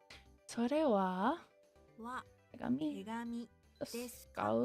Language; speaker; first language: Japanese; non-native, learner; English